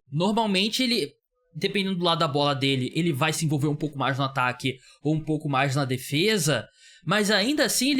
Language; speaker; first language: Portuguese; native; Portuguese